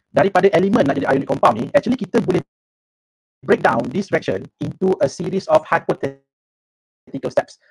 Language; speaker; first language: English; non-native, local second language; Malay